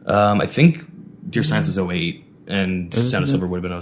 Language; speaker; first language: English; native; English